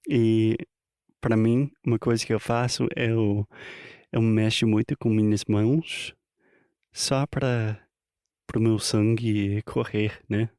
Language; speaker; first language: Portuguese; non-native, fluent; English